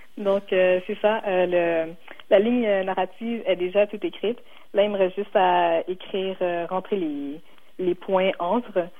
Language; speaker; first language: French; native; French